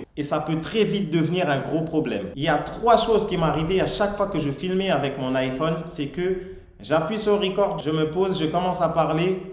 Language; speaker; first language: French; native; French